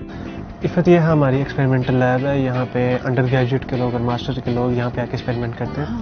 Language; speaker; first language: Hindi; non-native, local second language; Punjabi